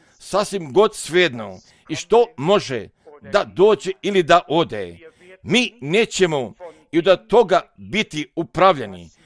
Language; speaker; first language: Serbian; non-native, fluent; German